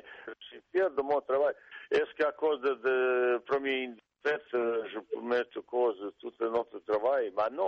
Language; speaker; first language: French; non-native, fluent; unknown